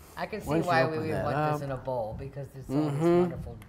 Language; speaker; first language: English; native; English